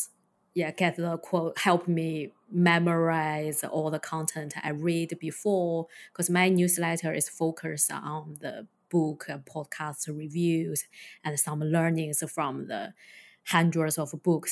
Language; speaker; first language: English; non-native, fluent; Chinese